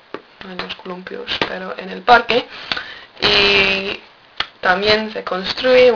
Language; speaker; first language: Spanish; non-native, learner; English